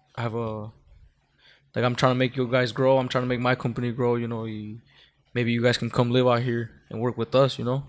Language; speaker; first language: English; early bilingual, other home language; Spanish